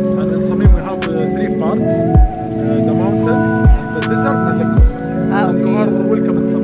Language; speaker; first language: English; non-native, learner; Arabic